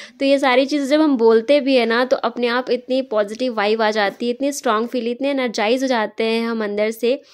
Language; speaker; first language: Hindi; native; Hindi